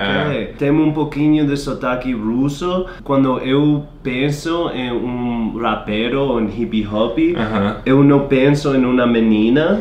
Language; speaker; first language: Portuguese; non-native, learner; English